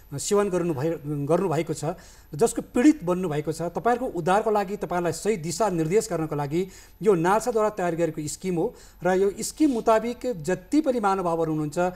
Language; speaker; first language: Nepali; native; Nepali